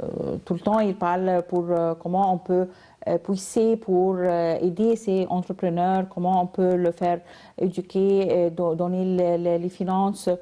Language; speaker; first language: French; non-native, learner; Arabic